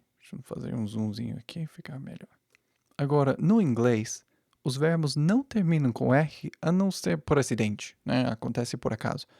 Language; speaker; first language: Portuguese; non-native, fluent; English